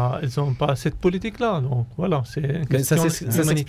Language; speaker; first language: French; non-native, fluent; Arabic